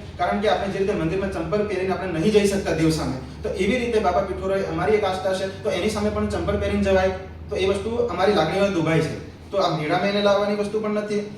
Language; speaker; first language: Gujarati; non-native, local second language; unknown